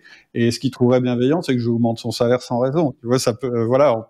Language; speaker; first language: French; native; French